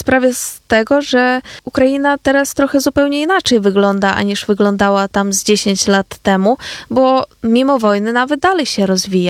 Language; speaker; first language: Polish; non-native, fluent; Ukrainian